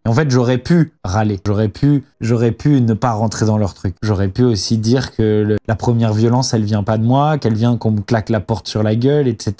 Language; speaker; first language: French; native; French